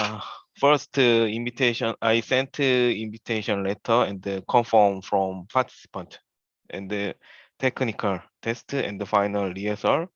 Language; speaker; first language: English; non-native, learner; Korean